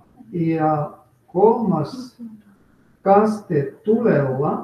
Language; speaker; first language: Finnish; non-native, fluent; Russian